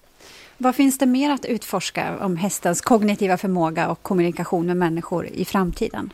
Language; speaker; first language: Swedish; native; Swedish